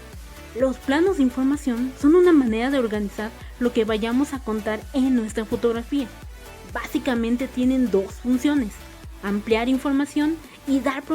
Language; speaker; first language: Spanish; native; Spanish